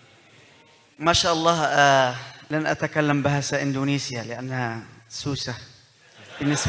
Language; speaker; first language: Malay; non-native, learner; Arabic